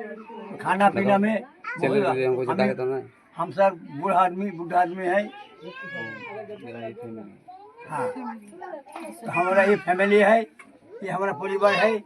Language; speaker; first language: Hindi; non-native, local second language; Bangla